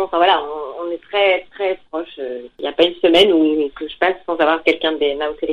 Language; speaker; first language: French; native; French